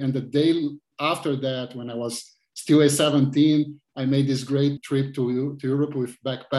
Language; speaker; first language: English; non-native, fluent; Portuguese